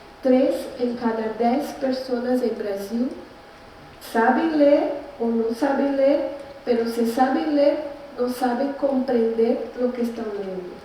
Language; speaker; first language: Spanish; non-native, learner; Portuguese